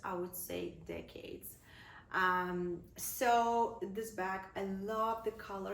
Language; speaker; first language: English; non-native, fluent; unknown